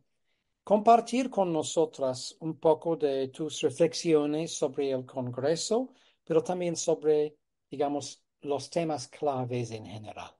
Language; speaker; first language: Spanish; non-native, fluent; English